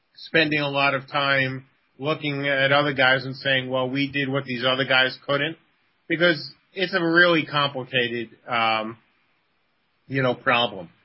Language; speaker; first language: English; native; English